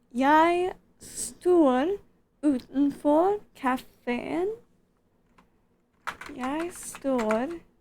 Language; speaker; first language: Norwegian; non-native, learner; English